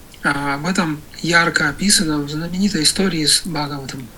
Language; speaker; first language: Russian; native; Russian